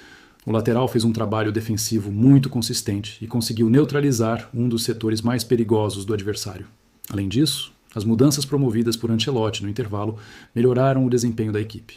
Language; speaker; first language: Portuguese; native; Portuguese